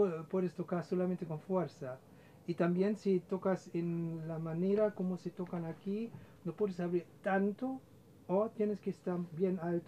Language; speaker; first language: Spanish; non-native, fluent; German